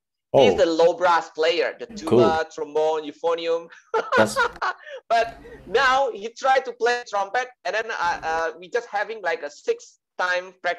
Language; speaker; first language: English; non-native, learner; Indonesian